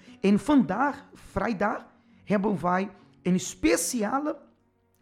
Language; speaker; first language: Dutch; non-native, fluent; Portuguese